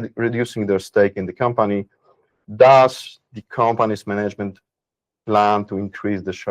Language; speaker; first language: English; non-native, fluent; Polish